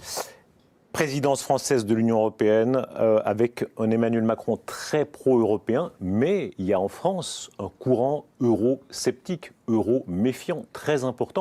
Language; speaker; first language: French; native; French